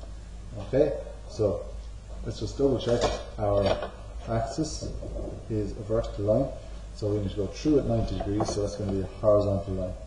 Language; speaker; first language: English; native; English